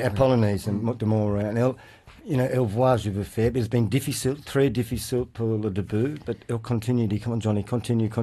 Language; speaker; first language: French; non-native, learner; English